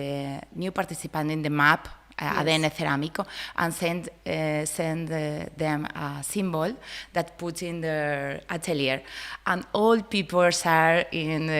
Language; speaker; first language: English; non-native, learner; Spanish